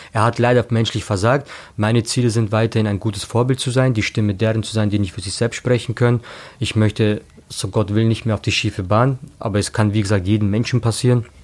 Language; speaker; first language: German; early bilingual, other home language; Turkish